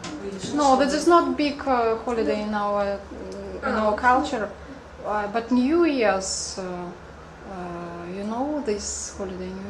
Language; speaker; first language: English; non-native, learner; Russian